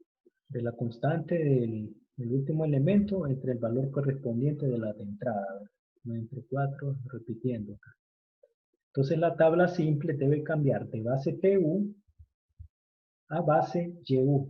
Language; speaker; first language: Spanish; native; Spanish